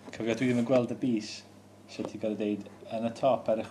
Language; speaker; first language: Welsh; native; Welsh